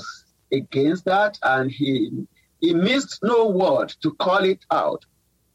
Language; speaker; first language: English; non-native, local second language; Yoruba